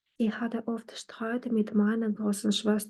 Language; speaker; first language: German; non-native, fluent; Ukrainian